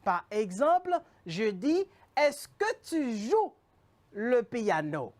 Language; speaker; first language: French; non-native, fluent; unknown